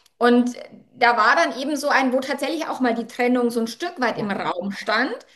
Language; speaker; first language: German; native; German